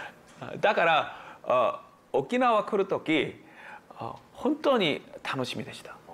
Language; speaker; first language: Japanese; non-native, learner; Korean